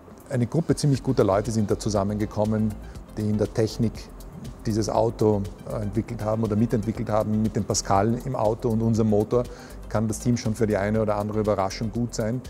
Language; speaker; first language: German; native; German